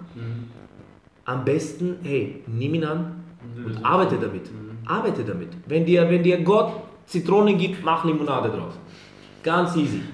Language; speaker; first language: German; early bilingual, other home language; Serbian